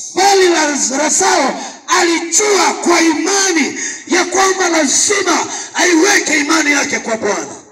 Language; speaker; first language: Swahili; native; Swahili